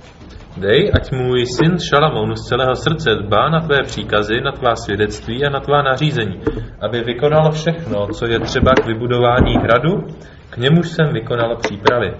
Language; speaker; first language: Czech; native; Czech